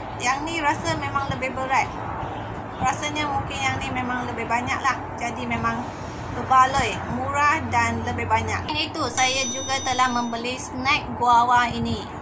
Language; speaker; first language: Malay; non-native, local second language; Chinese